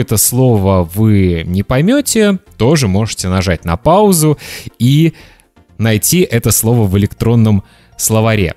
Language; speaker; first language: Russian; native; Russian